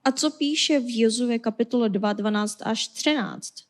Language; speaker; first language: Czech; non-native, fluent; Korean